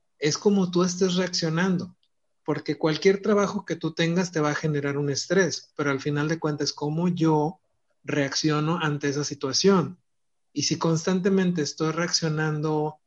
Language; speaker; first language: Spanish; native; Spanish